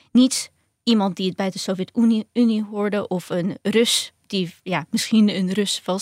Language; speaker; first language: Dutch; early bilingual, other home language; Ukrainian